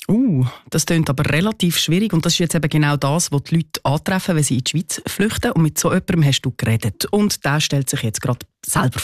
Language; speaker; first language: German; native; German